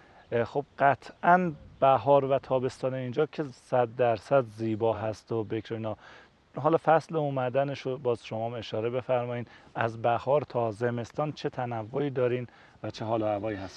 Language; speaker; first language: Persian; native; Persian